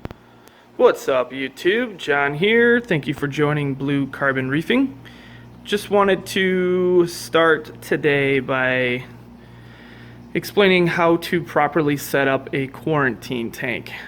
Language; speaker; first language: English; native; English